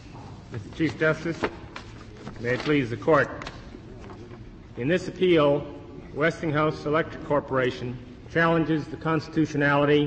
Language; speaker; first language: English; native; English